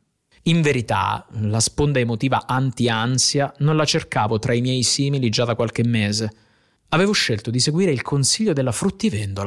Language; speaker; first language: Italian; native; Italian